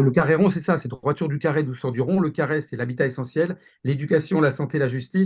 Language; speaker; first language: French; native; French